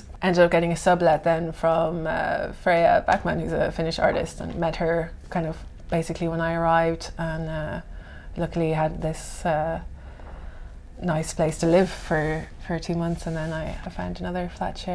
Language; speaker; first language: English; native; English